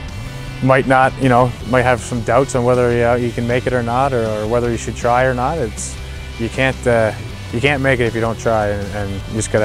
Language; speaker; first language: English; native; English